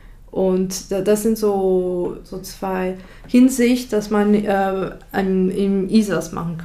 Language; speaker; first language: German; non-native, fluent; French